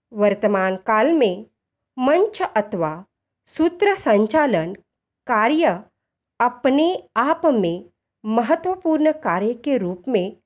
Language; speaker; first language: Hindi; non-native, local second language; Marathi